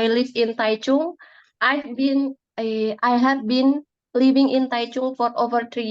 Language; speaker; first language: English; non-native, learner; Indonesian